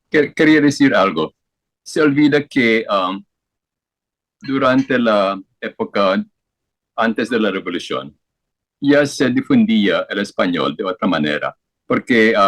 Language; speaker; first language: Spanish; non-native, fluent; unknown